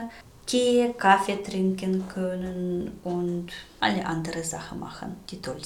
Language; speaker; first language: German; non-native, fluent; Russian